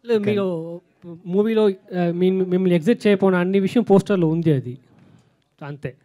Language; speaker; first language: Telugu; non-native, learner; Tamil